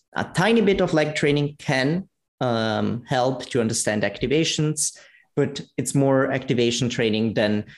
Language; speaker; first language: English; non-native, fluent; Italian